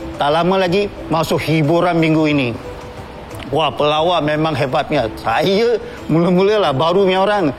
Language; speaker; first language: Malay; non-native, local second language; Chinese